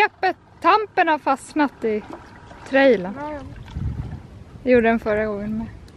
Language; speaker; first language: Swedish; native; Swedish